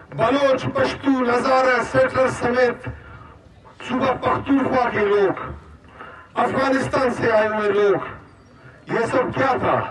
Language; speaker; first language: Urdu; non-native, local second language; Baluchi